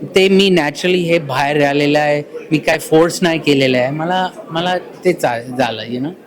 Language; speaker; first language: Marathi; early bilingual, heritage; Marathi